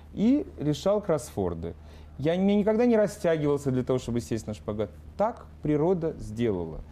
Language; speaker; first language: Russian; non-native, local second language; Ukrainian